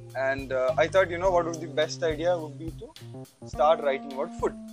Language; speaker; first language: English; non-native, local second language; Malayalam